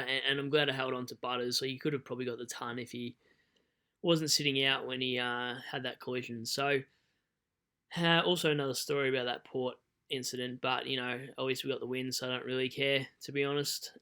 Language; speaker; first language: English; native; English